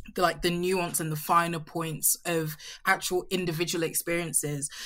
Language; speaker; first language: English; early bilingual, other home language; Yoruba